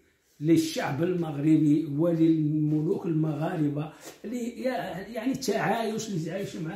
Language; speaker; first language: Arabic; native; Arabic